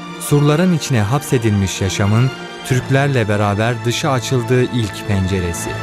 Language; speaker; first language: Turkish; native; Turkish